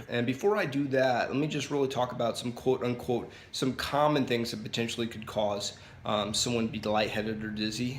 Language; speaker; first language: English; native; English